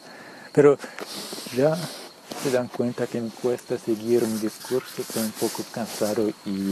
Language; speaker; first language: Spanish; non-native, fluent; German